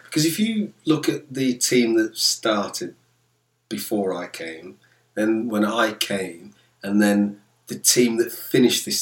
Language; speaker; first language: English; native; English